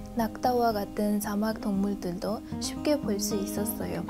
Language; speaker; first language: Korean; non-native, fluent; Uzbek